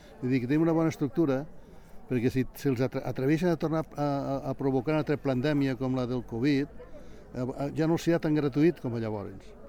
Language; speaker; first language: Catalan; native; Catalan